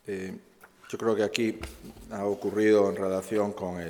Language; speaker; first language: Spanish; native; Spanish